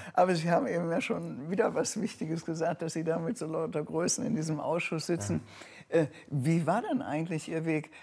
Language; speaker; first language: German; native; German